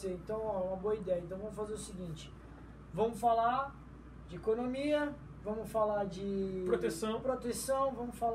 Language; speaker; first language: Portuguese; native; Portuguese